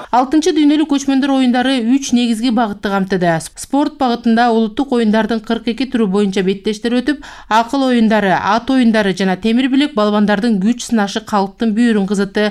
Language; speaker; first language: Kyrgyz; native; Kyrgyz